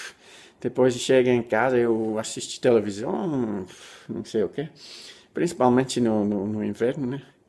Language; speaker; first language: Portuguese; non-native, learner; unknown